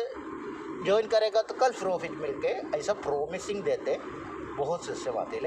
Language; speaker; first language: Hindi; non-native, local second language; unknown